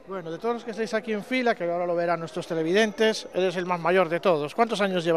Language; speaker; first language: Spanish; native; Spanish